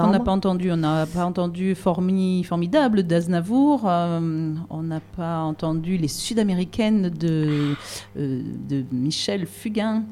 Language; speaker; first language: French; native; French